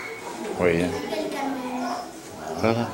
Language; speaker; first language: Spanish; non-native, learner; English